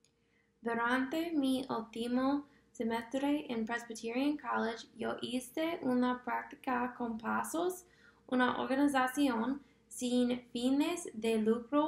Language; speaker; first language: Spanish; non-native, fluent; English